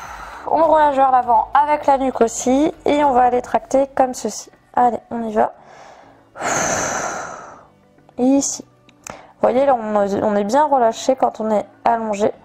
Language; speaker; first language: French; native; French